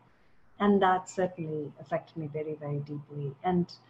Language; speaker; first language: English; non-native, local second language; Tamil